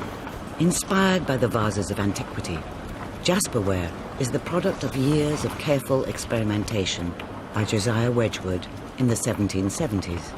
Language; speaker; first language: English; native; English